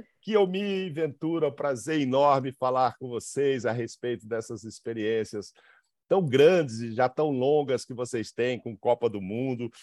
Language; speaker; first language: Portuguese; native; Portuguese